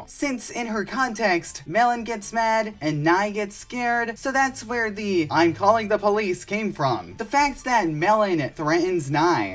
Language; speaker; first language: English; native; English